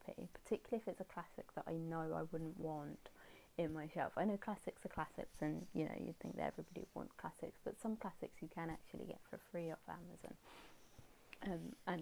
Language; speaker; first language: English; native; English